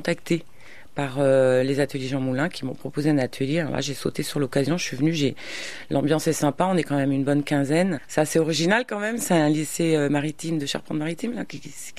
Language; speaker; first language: French; native; French